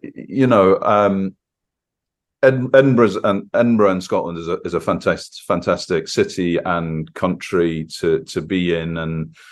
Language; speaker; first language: English; native; English